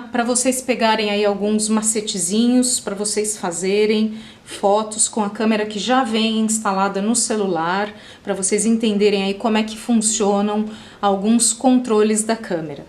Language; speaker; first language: Portuguese; native; Portuguese